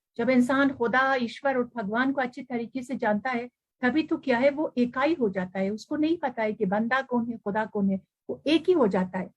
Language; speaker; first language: Urdu; non-native, fluent; Persian